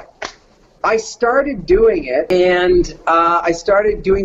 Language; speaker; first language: English; native; English